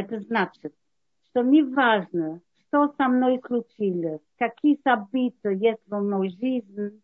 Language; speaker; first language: Russian; non-native, learner; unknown